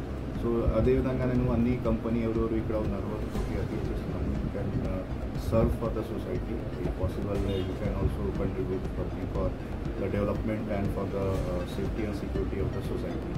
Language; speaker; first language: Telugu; non-native, local second language; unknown